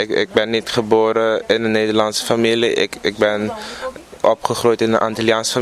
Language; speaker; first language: Dutch; non-native, local second language; Papiamento